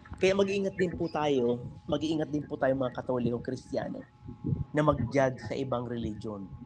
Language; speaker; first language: Filipino; native; Filipino